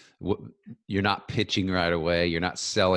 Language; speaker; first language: English; native; English